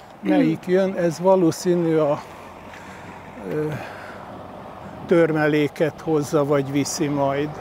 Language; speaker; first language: Hungarian; native; Hungarian